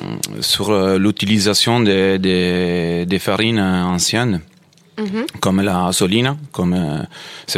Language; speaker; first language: French; non-native, fluent; Italian